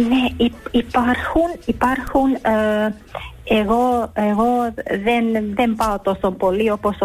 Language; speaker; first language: Greek; early bilingual, heritage; Finnish